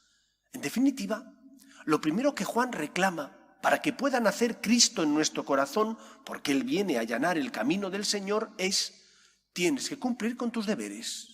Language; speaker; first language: Spanish; native; Spanish